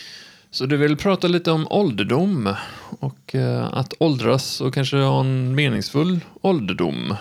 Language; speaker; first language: Swedish; native; Swedish